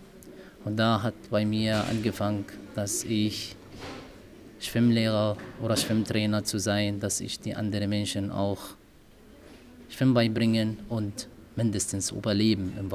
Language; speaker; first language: German; non-native, learner; Arabic